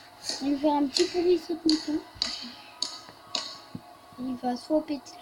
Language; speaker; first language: French; native; French